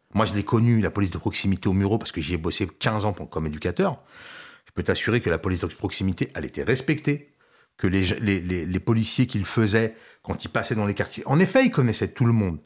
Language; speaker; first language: French; early bilingual, other home language; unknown